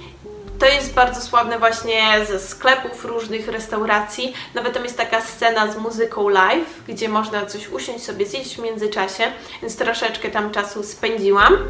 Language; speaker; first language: Polish; native; Polish